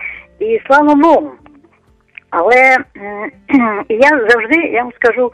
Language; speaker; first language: Ukrainian; non-native, local second language; Russian